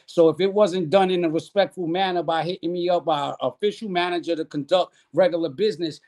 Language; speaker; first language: English; native; English